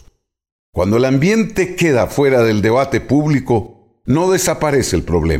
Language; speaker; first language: Spanish; native; Spanish